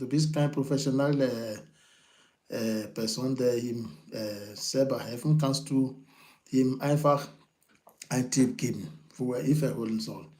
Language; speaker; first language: German; non-native, learner; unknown